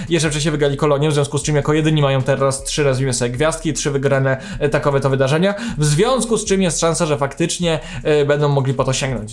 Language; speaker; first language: Polish; native; Polish